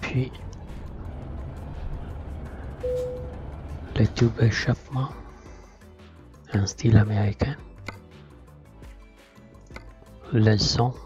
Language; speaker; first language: French; non-native, learner; Italian